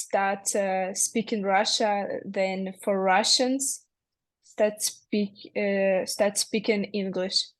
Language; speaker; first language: English; non-native, learner; Russian